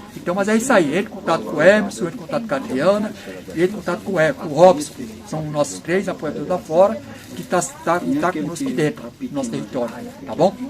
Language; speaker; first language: Portuguese; non-native, local second language; Guarani